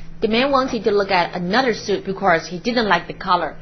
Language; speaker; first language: English; non-native, fluent; Chinese